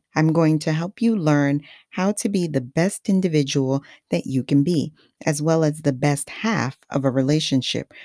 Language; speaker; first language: English; non-native, fluent; Haitian Creole